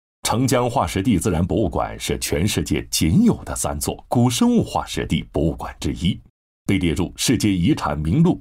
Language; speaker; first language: Chinese; native; Chinese